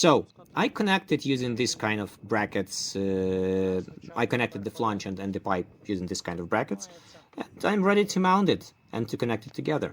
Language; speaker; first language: English; non-native, fluent; Ukrainian